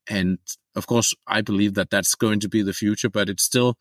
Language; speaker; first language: English; non-native, fluent; Danish